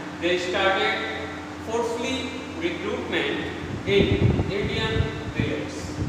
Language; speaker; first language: English; non-native, local second language; Hindi